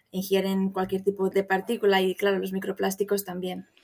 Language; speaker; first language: Spanish; native; Spanish